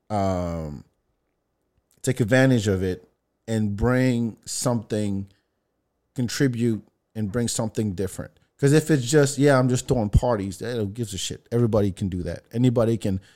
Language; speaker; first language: English; non-native, fluent; French